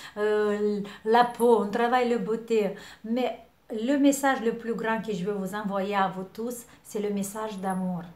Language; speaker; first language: French; non-native, fluent; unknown